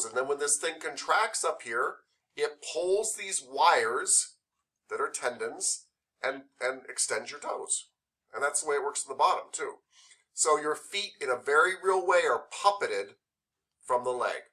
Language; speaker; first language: English; native; English